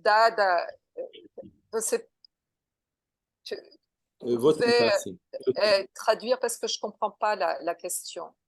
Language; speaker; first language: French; non-native, learner; Portuguese